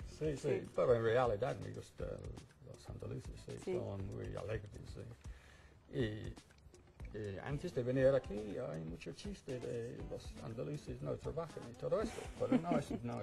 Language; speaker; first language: Spanish; non-native, fluent; English